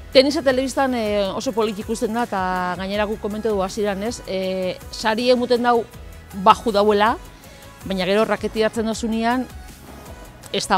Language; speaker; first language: Basque; native; Basque